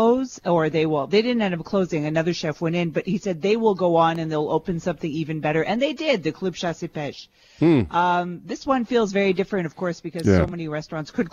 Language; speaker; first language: English; native; English